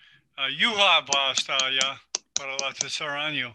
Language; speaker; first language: Spanish; non-native, learner; English